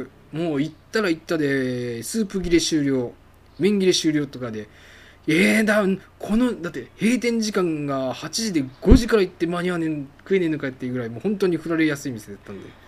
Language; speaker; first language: Japanese; native; Japanese